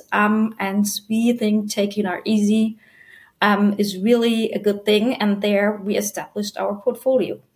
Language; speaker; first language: English; non-native, fluent; German